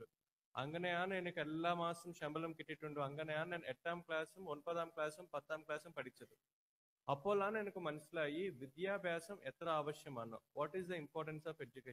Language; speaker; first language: Malayalam; non-native, learner; Telugu